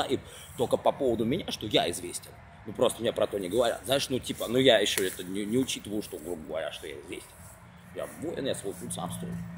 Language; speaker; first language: Russian; native; Russian